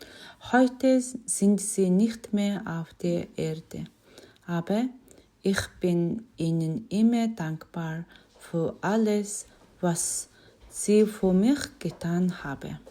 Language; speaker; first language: German; non-native, learner; Mongolian